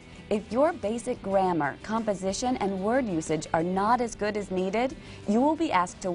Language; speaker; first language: English; native; English